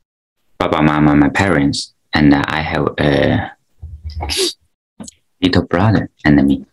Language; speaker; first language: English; non-native, fluent; Chinese